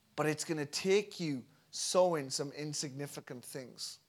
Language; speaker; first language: English; native; English